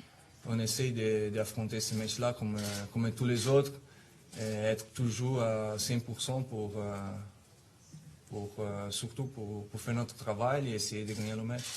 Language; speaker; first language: French; non-native, fluent; Italian